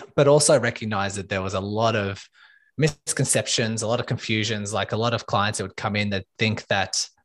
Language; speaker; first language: English; native; English